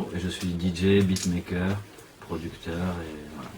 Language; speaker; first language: French; native; French